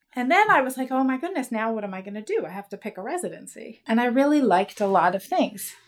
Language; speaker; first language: English; native; English